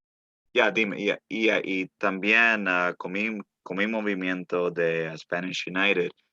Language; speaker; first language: Spanish; early bilingual, heritage; Spanish